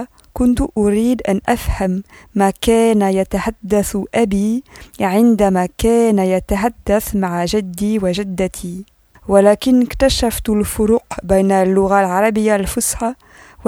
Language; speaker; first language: Arabic; early bilingual, heritage; French